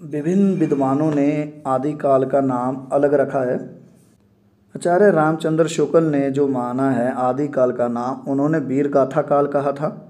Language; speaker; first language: Hindi; non-native, local second language; Punjabi